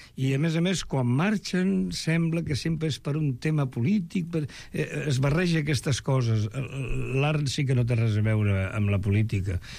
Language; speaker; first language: Catalan; non-native, local second language; Spanish